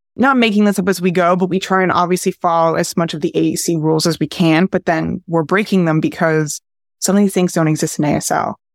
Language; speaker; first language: English; native; English